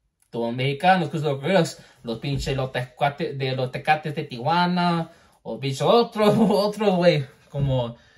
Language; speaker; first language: Spanish; early bilingual, heritage; Spanish